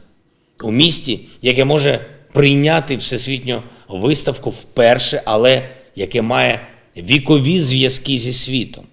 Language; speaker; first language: Ukrainian; non-native, local second language; Russian